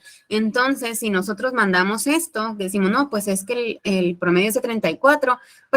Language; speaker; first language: Spanish; native; Spanish